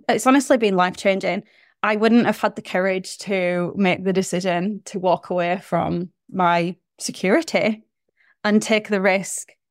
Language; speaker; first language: English; native; English